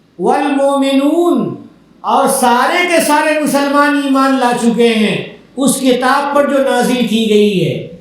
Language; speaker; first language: Urdu; native; Urdu